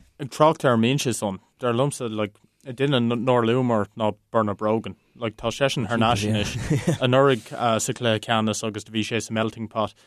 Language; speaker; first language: Irish; native; Irish